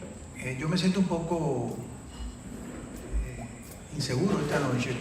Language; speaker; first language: Spanish; native; Spanish